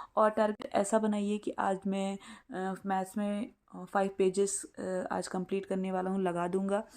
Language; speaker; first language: Hindi; native; Hindi